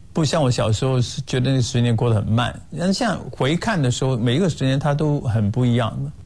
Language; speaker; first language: Chinese; non-native, local second language; Cantonese